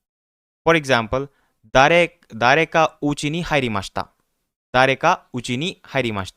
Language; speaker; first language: Japanese; non-native, fluent; Hindi